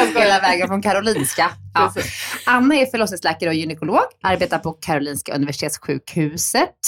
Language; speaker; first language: Swedish; native; Swedish